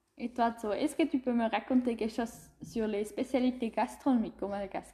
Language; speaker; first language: French; non-native, learner; German